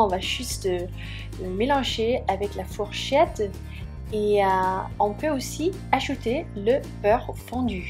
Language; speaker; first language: French; non-native, fluent; Swedish